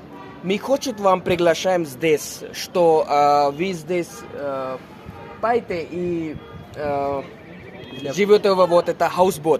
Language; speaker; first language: Russian; non-native, learner; Kashmiri